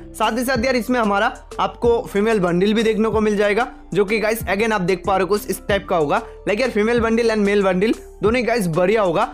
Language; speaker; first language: Hindi; non-native, local second language; Bangla